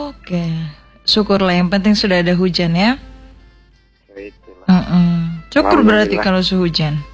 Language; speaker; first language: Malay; non-native, local second language; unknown